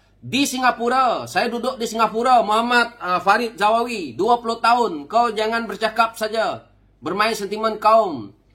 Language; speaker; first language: Malay; native; Malay